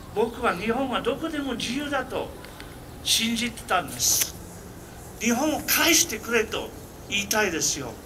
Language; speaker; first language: Japanese; non-native, fluent; English